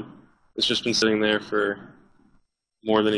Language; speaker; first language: English; native; English